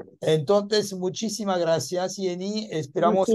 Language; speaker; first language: Spanish; non-native, learner; French